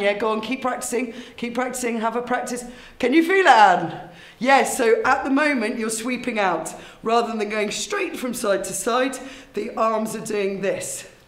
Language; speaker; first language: English; native; English